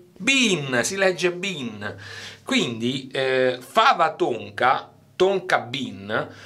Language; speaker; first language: Italian; native; Italian